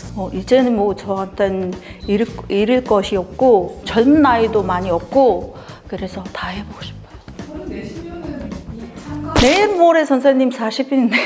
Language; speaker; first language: Korean; non-native, fluent; Mongolian